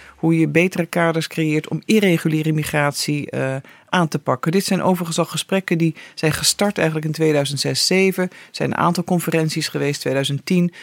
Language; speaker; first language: Dutch; native; Dutch